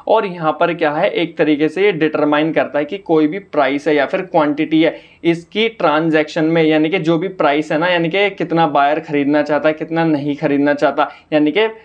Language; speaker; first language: Hindi; native; Hindi